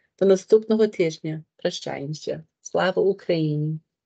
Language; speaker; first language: Ukrainian; early bilingual, heritage; Ukrainian